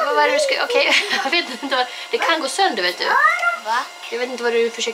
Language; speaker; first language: Swedish; native; Swedish